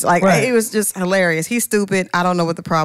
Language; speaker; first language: English; native; English